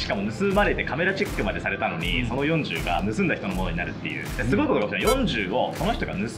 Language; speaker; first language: Japanese; native; Japanese